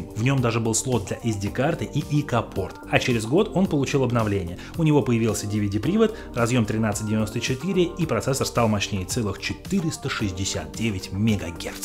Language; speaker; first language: Russian; native; Russian